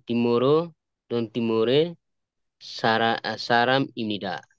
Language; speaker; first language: Korean; non-native, learner; Tetum